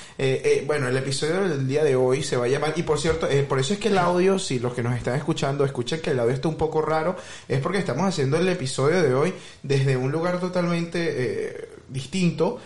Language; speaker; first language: Spanish; native; Spanish